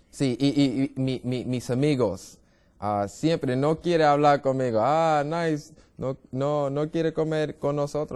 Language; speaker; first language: Spanish; non-native, learner; English